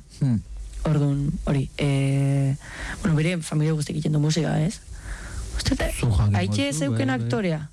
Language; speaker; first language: Basque; native; Basque